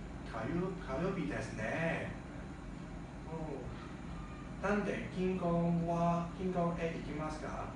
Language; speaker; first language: Japanese; non-native, learner; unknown